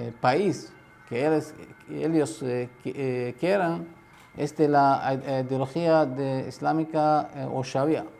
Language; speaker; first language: Spanish; non-native, learner; Arabic